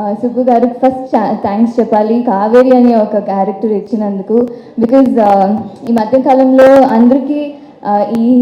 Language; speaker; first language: Telugu; non-native, fluent; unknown